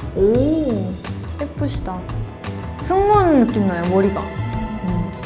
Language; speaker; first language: Korean; native; Korean